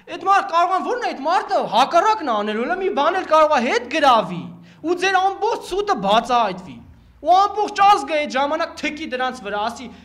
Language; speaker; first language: Armenian; native; Armenian